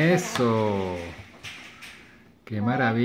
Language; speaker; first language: Spanish; native; Spanish